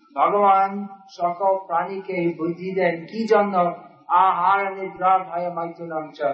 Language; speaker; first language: Bangla; non-native, fluent; English